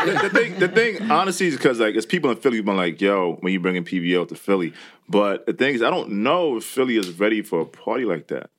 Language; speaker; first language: English; non-native, local second language; Igbo